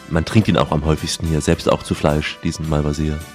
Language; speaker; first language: German; native; German